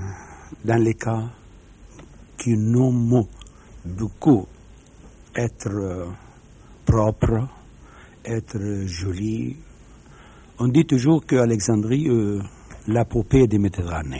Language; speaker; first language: French; non-native, fluent; Arabic